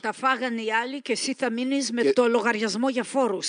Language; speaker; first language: Greek; early bilingual, heritage; Greek